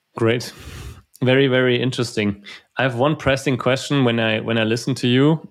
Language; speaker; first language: English; non-native, fluent; German